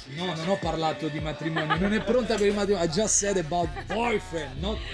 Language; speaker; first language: Italian; native; Italian